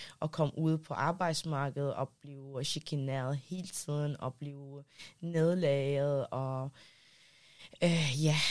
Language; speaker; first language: Danish; early bilingual, other home language; Arabic